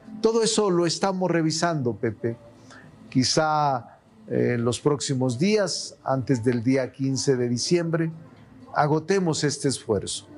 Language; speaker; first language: Spanish; native; Spanish